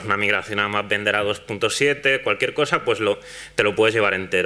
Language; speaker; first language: Spanish; non-native, local second language; Catalan